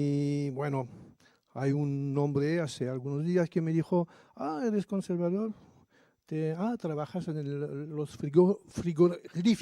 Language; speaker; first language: Spanish; non-native, fluent; French